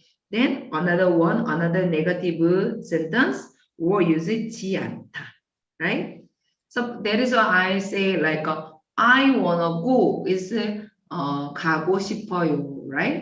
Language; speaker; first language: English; non-native, fluent; Korean